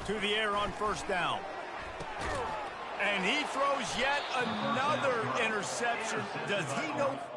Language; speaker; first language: English; native; English